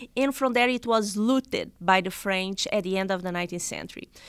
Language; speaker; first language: English; non-native, fluent; Portuguese